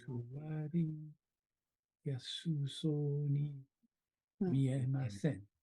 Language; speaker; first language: Japanese; non-native, learner; English